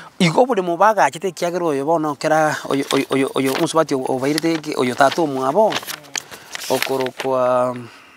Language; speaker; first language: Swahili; non-native, local second language; Gusii